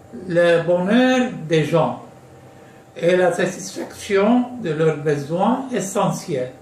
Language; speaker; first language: French; non-native, local second language; Arabic